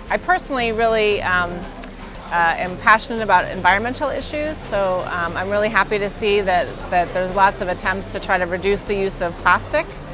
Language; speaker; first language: English; native; English